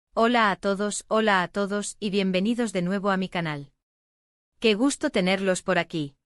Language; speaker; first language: Spanish; native; Spanish